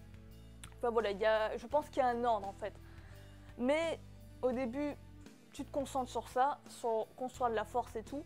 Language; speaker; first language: French; native; French